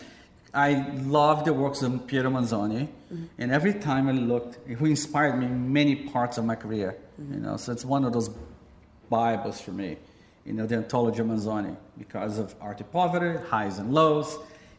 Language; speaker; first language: English; non-native, fluent; Portuguese